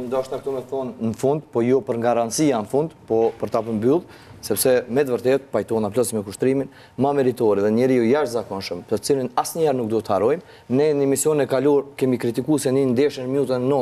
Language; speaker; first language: Albanian; native; Albanian